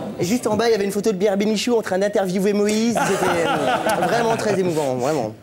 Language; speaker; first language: French; native; French